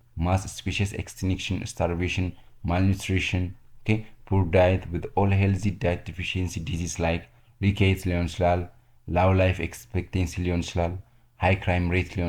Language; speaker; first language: English; non-native, local second language; Amharic